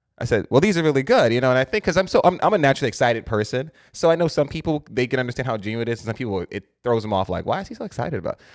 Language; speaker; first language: English; native; English